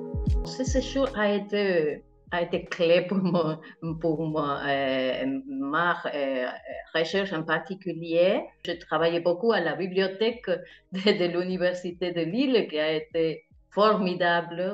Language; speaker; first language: French; non-native, fluent; Spanish